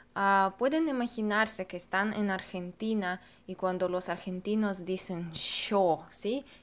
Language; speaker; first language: Spanish; non-native, fluent; Russian